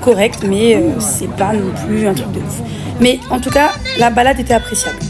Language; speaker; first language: French; native; French